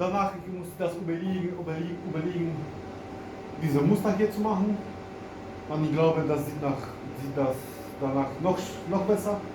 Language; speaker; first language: German; non-native, local second language; Polish